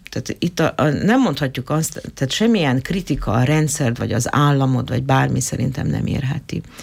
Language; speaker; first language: Hungarian; native; Hungarian